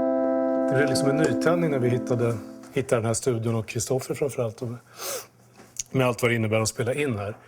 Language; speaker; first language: Swedish; native; Swedish